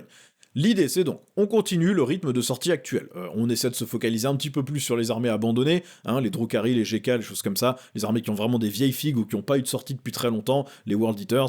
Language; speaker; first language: French; native; French